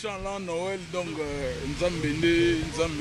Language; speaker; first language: French; non-native, local second language; Lingala